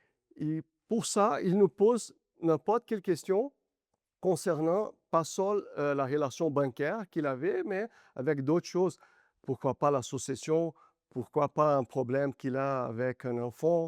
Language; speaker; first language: French; non-native, learner; Portuguese